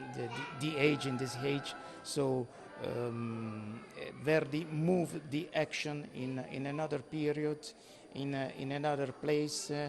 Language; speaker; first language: English; non-native, fluent; Italian